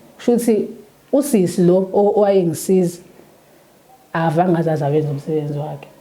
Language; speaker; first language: Zulu; native; Zulu